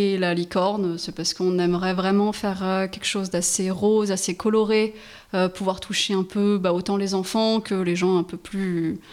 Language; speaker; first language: French; native; French